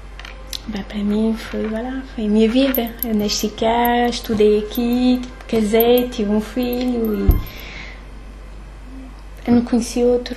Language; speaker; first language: Portuguese; early bilingual, heritage; French